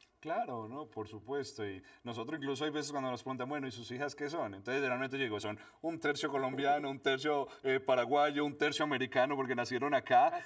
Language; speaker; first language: Spanish; native; Spanish